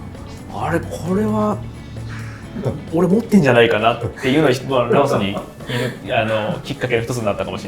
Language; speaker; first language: Japanese; native; Japanese